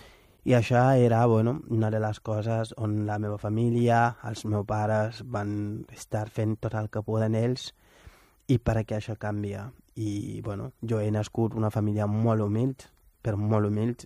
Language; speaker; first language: Catalan; non-native, fluent; Wolof